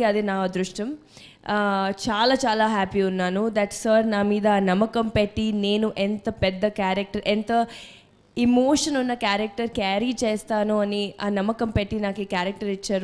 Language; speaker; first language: Telugu; non-native, fluent; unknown